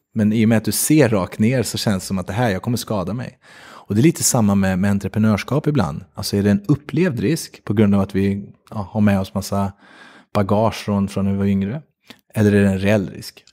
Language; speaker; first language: Swedish; native; Swedish